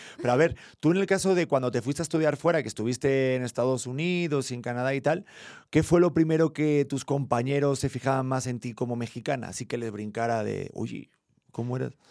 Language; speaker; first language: Spanish; native; Spanish